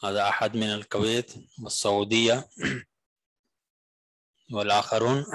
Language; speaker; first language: Arabic; non-native, fluent; Urdu